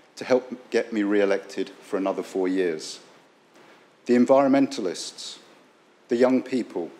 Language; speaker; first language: English; native; English